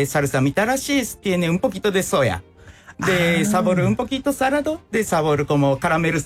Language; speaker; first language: Spanish; non-native, learner; Japanese